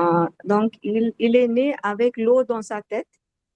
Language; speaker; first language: French; non-native, learner; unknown